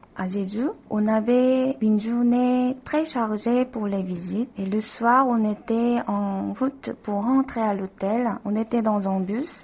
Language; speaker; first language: French; non-native, fluent; Korean